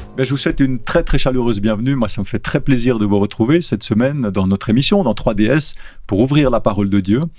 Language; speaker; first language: French; native; French